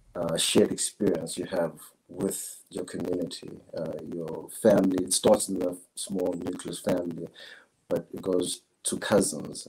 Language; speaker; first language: English; non-native, local second language; Zulu